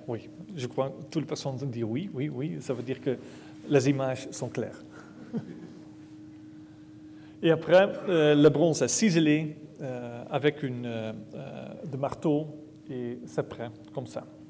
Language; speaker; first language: French; non-native, learner; Dutch